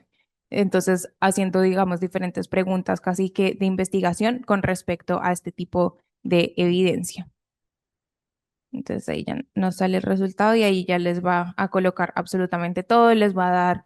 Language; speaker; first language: Spanish; native; Spanish